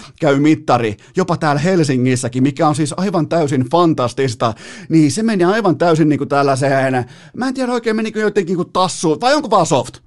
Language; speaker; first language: Finnish; native; Finnish